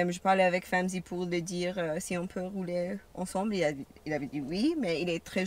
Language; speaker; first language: French; non-native, learner; English